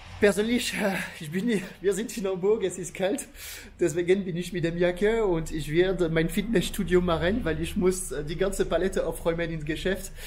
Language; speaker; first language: German; non-native, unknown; French